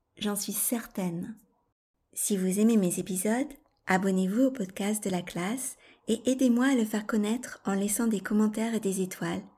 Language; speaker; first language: French; native; French